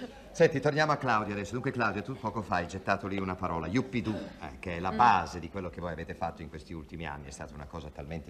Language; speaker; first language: Italian; native; Italian